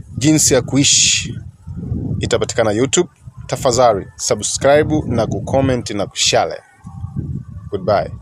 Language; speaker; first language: Swahili; non-native, local second language; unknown